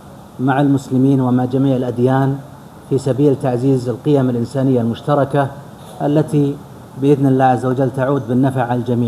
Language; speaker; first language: Arabic; native; Arabic